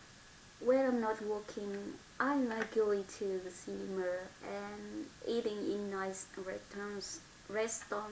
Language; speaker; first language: English; non-native, learner; Vietnamese